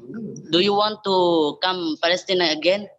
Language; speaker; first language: English; non-native, learner; Indonesian